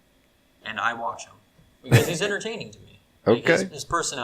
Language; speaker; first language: English; native; English